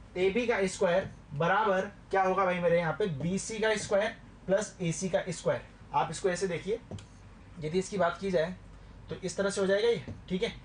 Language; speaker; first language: Hindi; native; Hindi